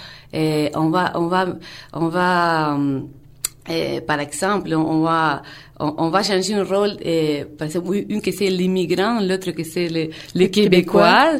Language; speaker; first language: French; non-native, fluent; Spanish